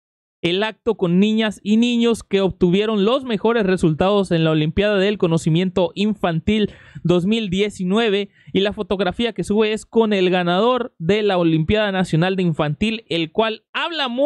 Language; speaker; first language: Spanish; native; Spanish